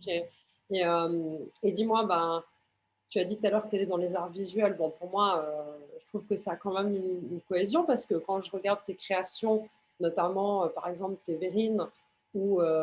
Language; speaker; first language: French; native; French